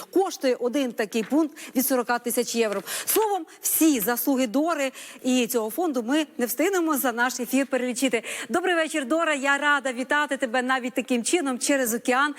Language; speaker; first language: Ukrainian; native; Ukrainian